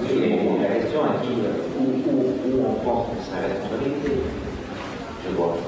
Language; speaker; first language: French; non-native, learner; Dutch